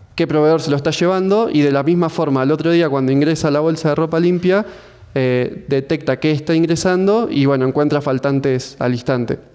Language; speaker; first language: Spanish; native; Spanish